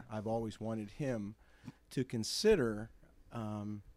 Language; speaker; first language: English; native; English